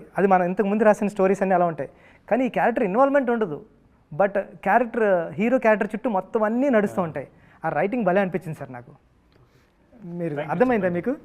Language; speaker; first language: Telugu; native; Telugu